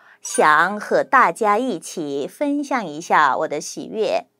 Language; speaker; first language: Chinese; non-native, fluent; Korean